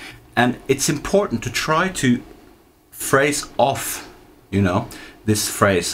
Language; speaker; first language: English; non-native, fluent; Norwegian